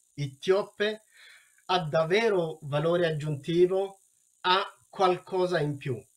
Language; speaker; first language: Italian; non-native, learner; Wolaytta